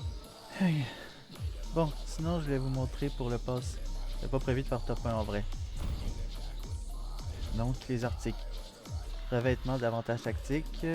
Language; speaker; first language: French; native; French